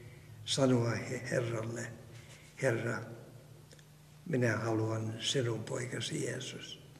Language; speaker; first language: Finnish; non-native, fluent; Russian